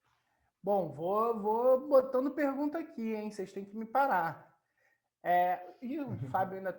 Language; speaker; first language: Portuguese; native; Portuguese